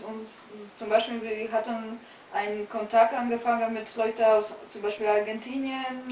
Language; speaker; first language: German; non-native, fluent; Polish